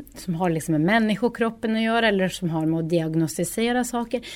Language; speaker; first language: Swedish; non-native, fluent; Norwegian